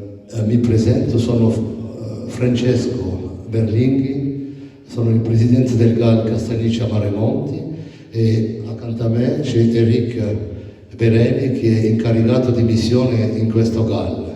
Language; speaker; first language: Italian; non-native, learner; French